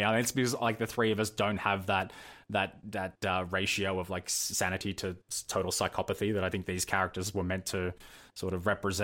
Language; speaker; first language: English; native; English